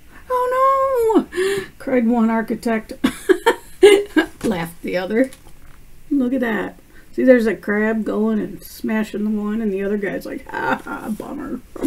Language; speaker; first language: English; native; English